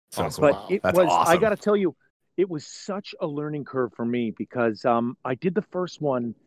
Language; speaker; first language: English; native; English